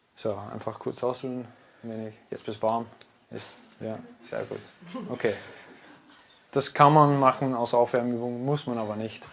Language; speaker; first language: German; non-native, fluent; English